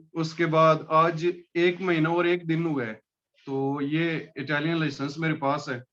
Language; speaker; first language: Urdu; non-native, local second language; Punjabi